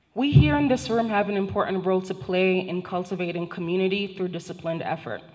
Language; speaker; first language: English; non-native, fluent; Haitian Creole